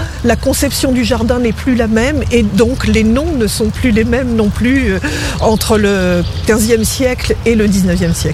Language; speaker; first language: French; native; French